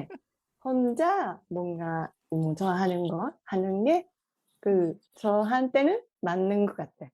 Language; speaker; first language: Korean; non-native, fluent; Japanese